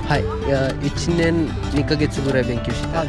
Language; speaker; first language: Japanese; non-native, learner; Sinhala